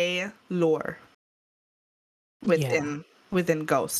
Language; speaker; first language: English; non-native, fluent; German